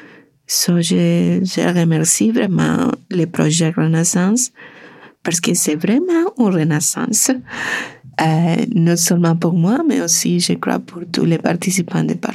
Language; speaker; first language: French; non-native, learner; Spanish